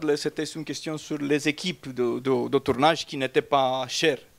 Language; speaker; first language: French; non-native, fluent; Romanian